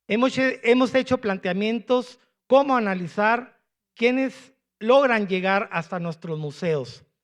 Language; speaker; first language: Spanish; native; Spanish